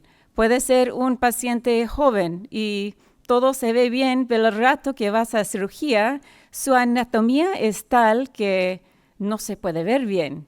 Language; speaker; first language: Spanish; non-native, fluent; English